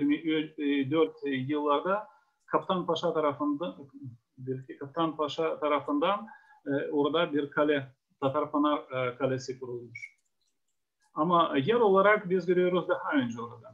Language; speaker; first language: Turkish; non-native, fluent; Ukrainian